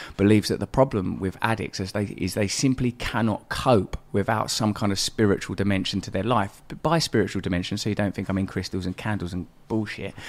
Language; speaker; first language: English; native; English